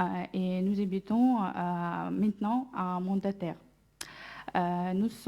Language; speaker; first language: French; non-native, learner; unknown